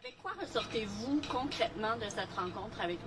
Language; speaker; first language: French; native; French